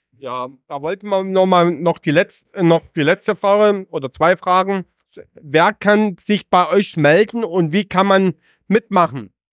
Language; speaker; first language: German; native; German